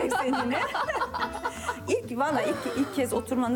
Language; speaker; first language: Turkish; native; Turkish